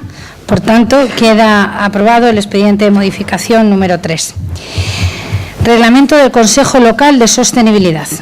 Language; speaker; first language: Spanish; native; Spanish